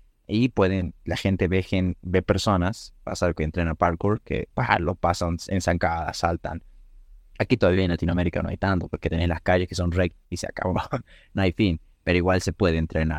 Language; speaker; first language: Spanish; native; Spanish